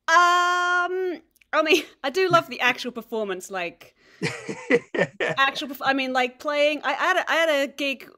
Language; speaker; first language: English; native; English